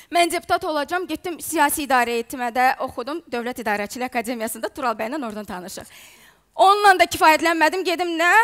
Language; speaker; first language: Azerbaijani; non-native, fluent; Ukrainian